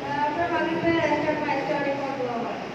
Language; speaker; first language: English; non-native, learner; Bangla